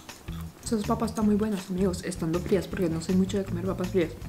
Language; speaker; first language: Spanish; native; Spanish